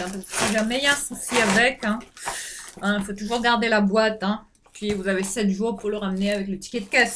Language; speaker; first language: French; native; French